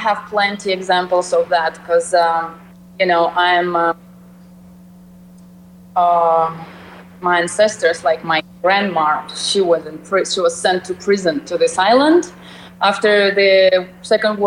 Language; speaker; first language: English; non-native, fluent; Russian